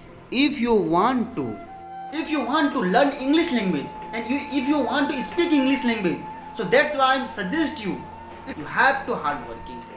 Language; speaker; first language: English; non-native, learner; Hindi